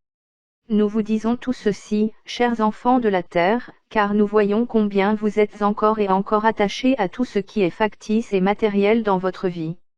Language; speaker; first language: French; native; French